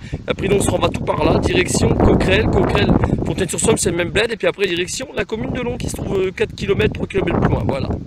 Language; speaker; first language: French; native; French